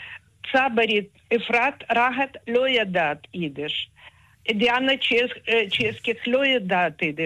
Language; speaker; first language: Hebrew; non-native, fluent; Russian